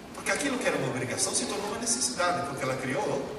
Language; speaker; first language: Portuguese; early bilingual, other home language; Italian